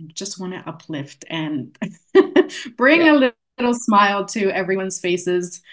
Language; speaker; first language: English; non-native, fluent; Polish